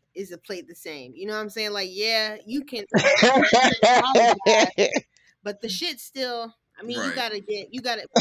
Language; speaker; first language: English; native; English